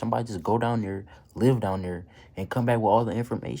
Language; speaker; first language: English; native; English